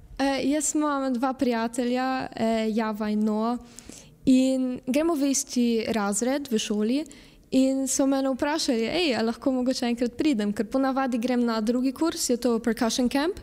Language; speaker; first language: Slovenian; early bilingual, heritage; Slovenian